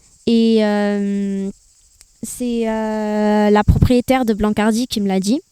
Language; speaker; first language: French; early bilingual, other home language; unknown